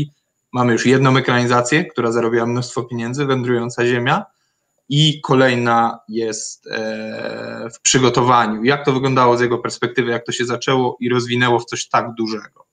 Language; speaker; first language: Polish; native; Polish